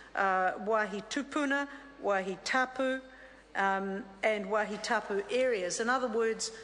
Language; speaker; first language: English; native; English